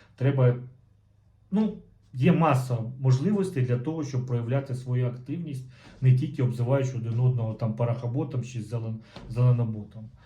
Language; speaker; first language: Ukrainian; non-native, local second language; Russian